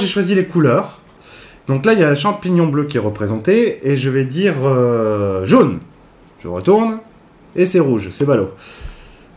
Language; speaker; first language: French; native; French